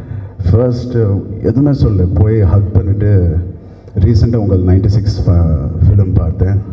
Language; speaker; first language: Tamil; non-native, learner; Telugu